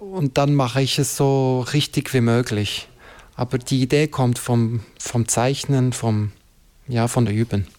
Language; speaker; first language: German; non-native, local second language; French